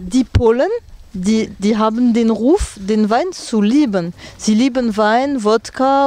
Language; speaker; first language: German; non-native, fluent; French